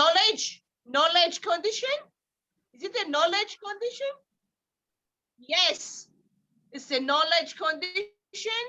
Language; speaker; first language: English; non-native, learner; Thai